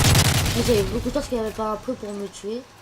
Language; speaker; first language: French; native; French